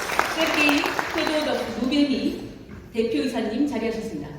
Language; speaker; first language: Korean; native; Korean